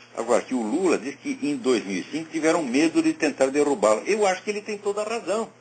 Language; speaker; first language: Portuguese; native; Portuguese